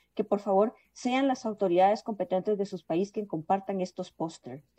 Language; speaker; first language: Spanish; native; Spanish